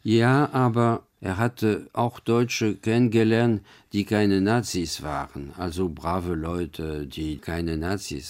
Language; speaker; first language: German; non-native, fluent; French